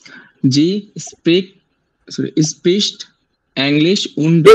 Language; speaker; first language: German; non-native, learner; Bangla